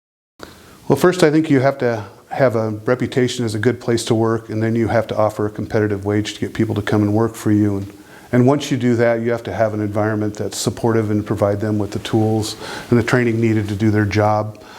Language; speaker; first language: English; native; English